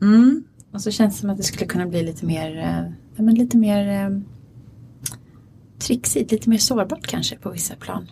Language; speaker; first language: Swedish; native; Swedish